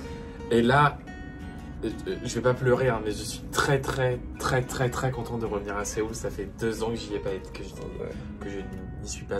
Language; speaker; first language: French; native; French